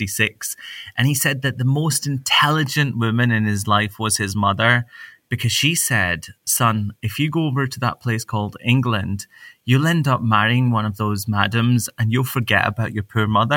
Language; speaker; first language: English; native; English